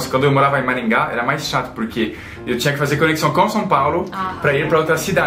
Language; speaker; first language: Portuguese; non-native, fluent; French